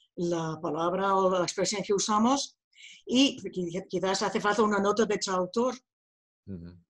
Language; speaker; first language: Spanish; non-native, fluent; English